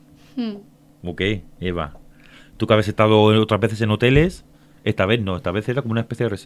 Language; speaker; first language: Spanish; native; Spanish